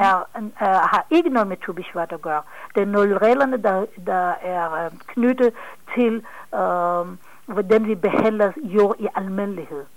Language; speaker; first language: Danish; non-native, fluent; Hebrew